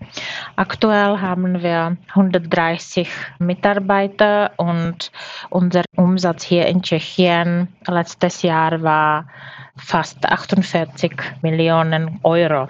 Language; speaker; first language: German; non-native, fluent; Czech